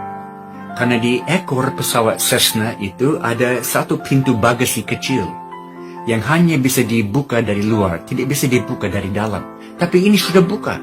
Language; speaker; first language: Indonesian; non-native, fluent; English